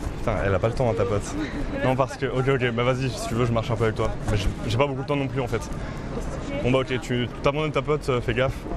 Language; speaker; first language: French; native; French